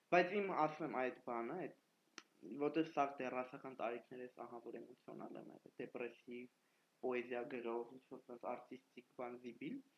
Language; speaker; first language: Armenian; native; Armenian